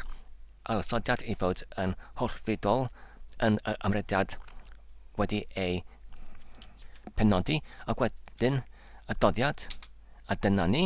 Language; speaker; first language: Welsh; non-native, learner; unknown